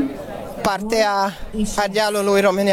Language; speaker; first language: Romanian; non-native, local second language; Hungarian